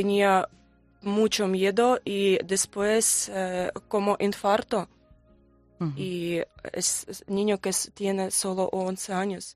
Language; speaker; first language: Spanish; non-native, learner; Ukrainian